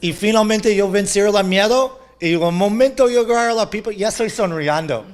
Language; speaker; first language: Spanish; non-native, learner; English